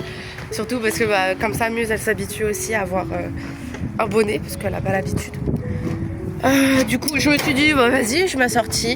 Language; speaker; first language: French; native; French